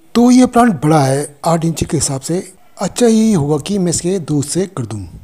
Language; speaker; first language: Hindi; non-native, local second language; Nepali